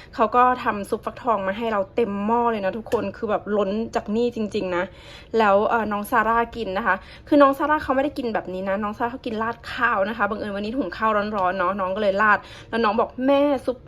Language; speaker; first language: Thai; native; Thai